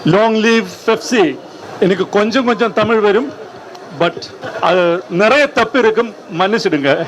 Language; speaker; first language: Tamil; non-native, learner; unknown